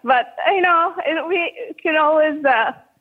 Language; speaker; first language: English; non-native, fluent; Arabic